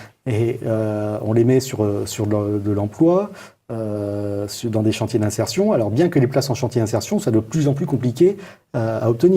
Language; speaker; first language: French; native; French